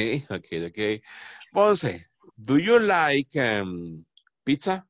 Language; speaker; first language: English; non-native, fluent; Spanish